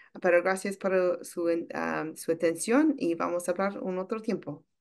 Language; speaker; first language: Spanish; non-native, learner; English